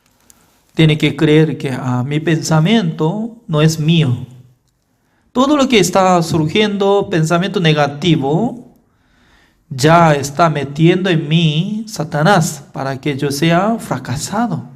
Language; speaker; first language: Spanish; non-native, fluent; Korean